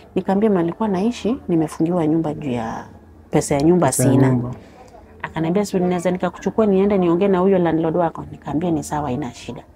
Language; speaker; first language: Swahili; non-native, local second language; Luo (Kenya and Tanzania)